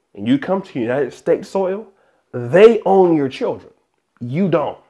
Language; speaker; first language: English; native; English